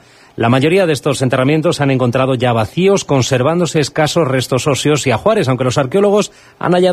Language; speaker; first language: Spanish; native; Spanish